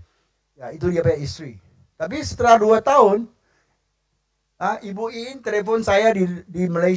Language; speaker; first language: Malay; non-native, local second language; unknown